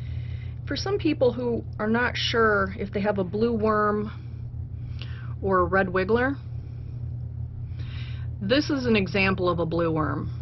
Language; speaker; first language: English; native; English